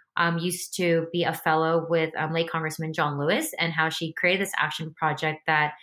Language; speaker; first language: English; native; English